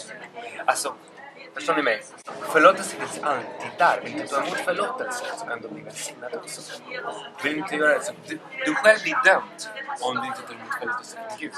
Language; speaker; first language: Swedish; non-native, fluent; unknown